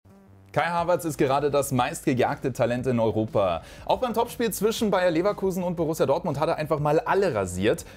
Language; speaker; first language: German; native; German